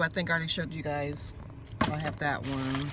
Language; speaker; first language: English; native; English